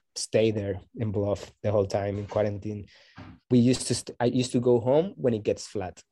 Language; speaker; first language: English; non-native, fluent; Spanish